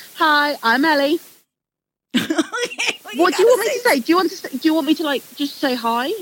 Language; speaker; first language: English; native; English